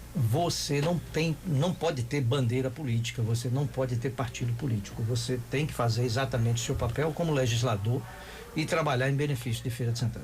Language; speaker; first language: Portuguese; native; Portuguese